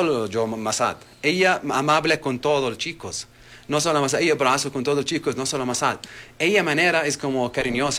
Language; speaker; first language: Spanish; non-native, learner; Arabic